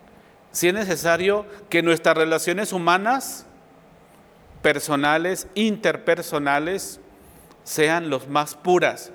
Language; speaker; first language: Spanish; native; Spanish